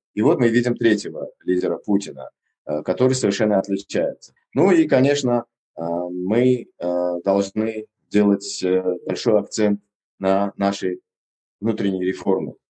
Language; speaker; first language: Russian; non-native, local second language; Uzbek